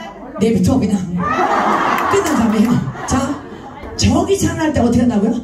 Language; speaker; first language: Korean; native; Korean